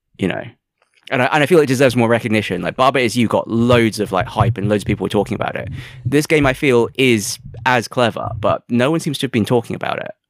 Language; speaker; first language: English; native; English